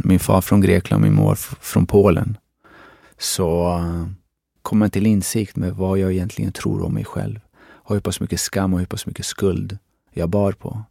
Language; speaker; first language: Swedish; early bilingual, other home language; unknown